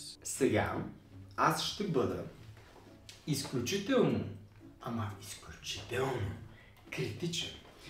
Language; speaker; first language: Bulgarian; native; Bulgarian